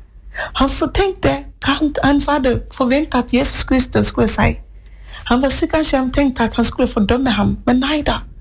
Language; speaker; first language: Norwegian; non-native, fluent; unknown